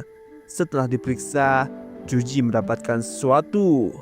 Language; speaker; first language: Indonesian; native; Indonesian